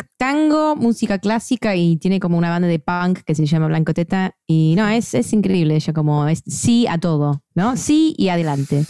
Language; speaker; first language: Spanish; non-native, fluent; English